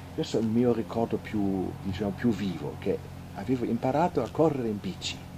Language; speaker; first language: Italian; non-native, fluent; German